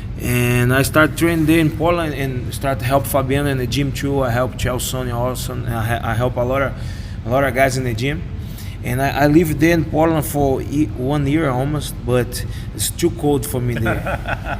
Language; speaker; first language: English; non-native, learner; Portuguese